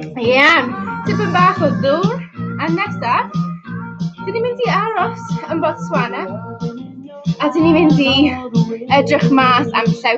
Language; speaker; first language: Welsh; non-native, learner; English